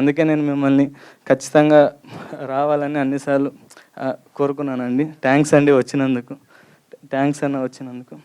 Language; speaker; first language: Telugu; native; Telugu